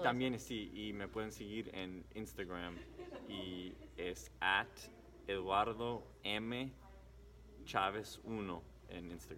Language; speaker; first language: Spanish; early bilingual, heritage; English